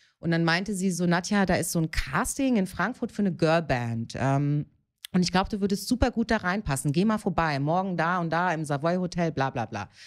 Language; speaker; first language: German; native; German